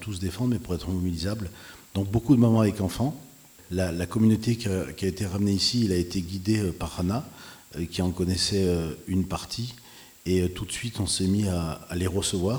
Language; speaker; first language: French; native; French